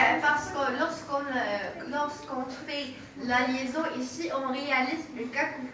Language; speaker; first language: French; non-native, learner; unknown